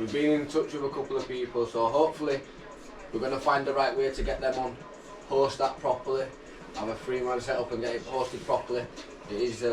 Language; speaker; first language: English; native; English